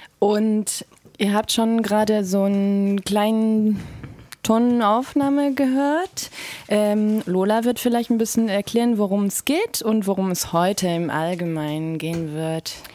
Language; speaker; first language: German; native; German